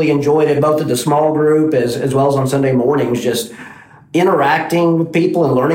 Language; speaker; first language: English; native; English